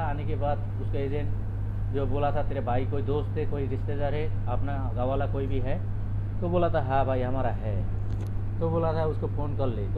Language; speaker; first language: Hindi; non-native, learner; Bangla